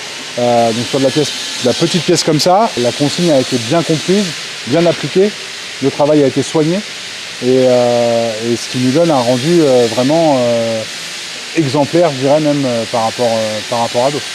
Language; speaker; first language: French; native; French